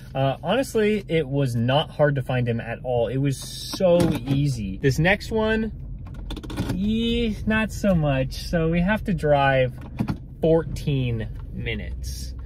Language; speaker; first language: English; native; English